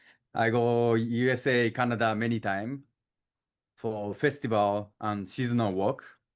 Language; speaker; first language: English; non-native, learner; Japanese